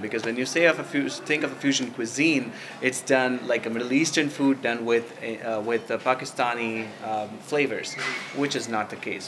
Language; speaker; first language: English; non-native, local second language; Hindi